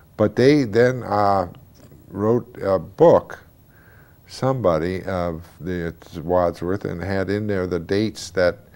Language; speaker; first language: English; native; English